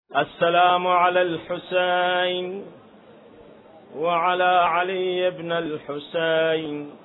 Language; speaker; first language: Arabic; native; Arabic